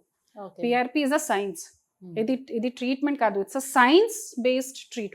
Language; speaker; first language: Telugu; non-native, local second language; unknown